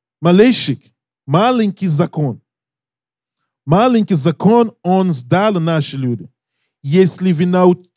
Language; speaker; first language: Russian; non-native, learner; English